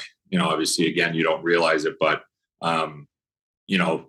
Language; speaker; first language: English; native; English